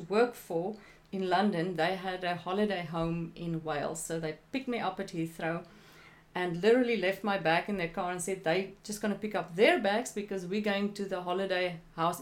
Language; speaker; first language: English; non-native, local second language; Afrikaans